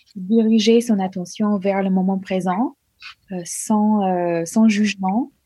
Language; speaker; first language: French; non-native, fluent; English